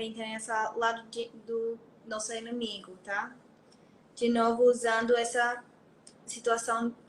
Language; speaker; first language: Portuguese; non-native, fluent; Hebrew